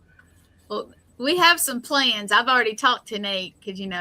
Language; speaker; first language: English; native; English